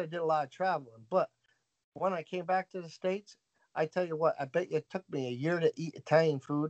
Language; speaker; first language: English; native; English